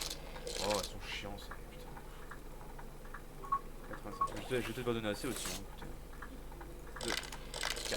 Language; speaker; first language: French; native; French